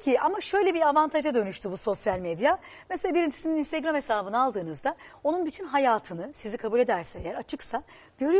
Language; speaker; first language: Turkish; native; Turkish